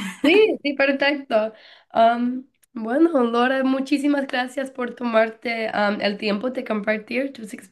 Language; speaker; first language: Spanish; non-native, learner; English